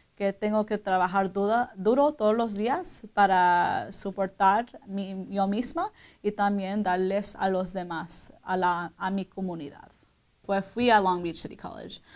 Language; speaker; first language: Spanish; early bilingual, heritage; Spanish